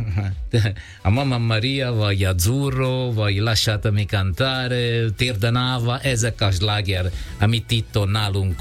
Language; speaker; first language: Hungarian; non-native, learner; Italian